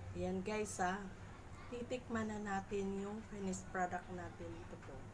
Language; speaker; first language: Filipino; non-native, local second language; Cebuano